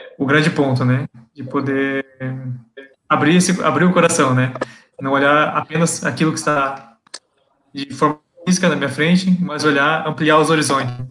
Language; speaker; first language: Portuguese; native; Portuguese